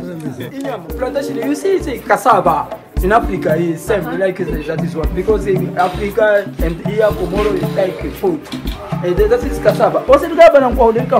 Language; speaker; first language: English; non-native, learner; Comorian